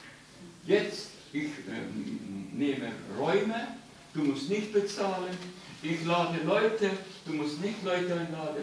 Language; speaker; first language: German; non-native, learner; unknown